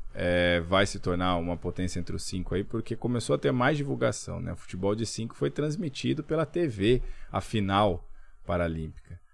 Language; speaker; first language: Portuguese; native; Portuguese